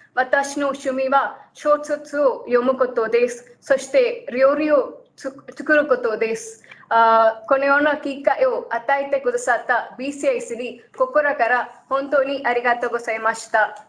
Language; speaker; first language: Japanese; non-native, learner; Malayalam